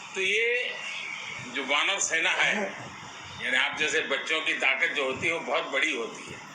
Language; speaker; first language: Hindi; non-native, local second language; Gujarati